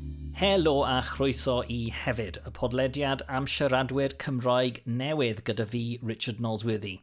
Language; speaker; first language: Welsh; non-native, local second language; English